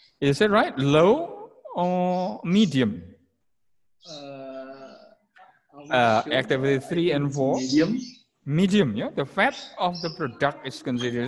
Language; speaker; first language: English; non-native, fluent; Indonesian